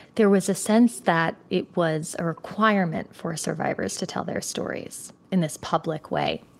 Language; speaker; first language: English; native; English